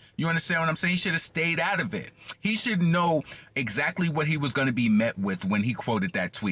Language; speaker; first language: English; native; English